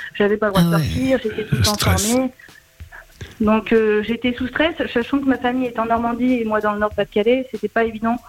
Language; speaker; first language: French; native; French